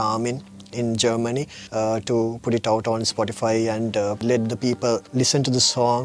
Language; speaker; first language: English; non-native, local second language; Sinhala